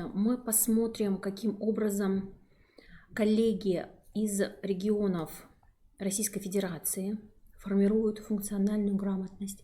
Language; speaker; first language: Russian; native; Russian